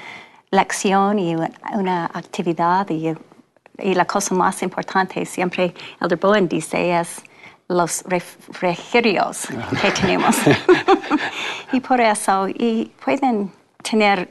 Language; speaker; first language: Spanish; non-native, fluent; English